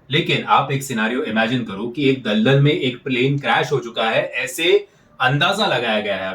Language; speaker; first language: Hindi; non-native, local second language; Marathi